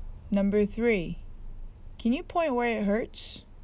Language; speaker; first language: English; non-native, fluent; Japanese